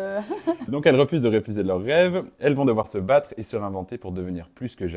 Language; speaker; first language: French; native; French